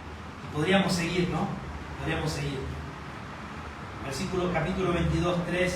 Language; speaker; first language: Spanish; native; Spanish